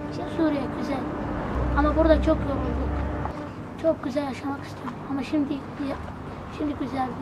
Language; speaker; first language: Turkish; non-native, learner; Arabic